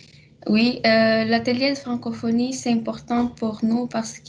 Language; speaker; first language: French; non-native, learner; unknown